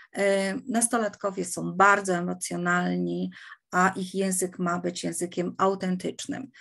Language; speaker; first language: Polish; native; Polish